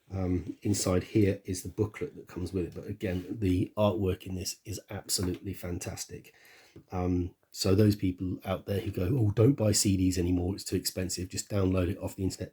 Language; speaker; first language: English; native; English